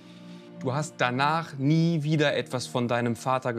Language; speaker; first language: German; native; German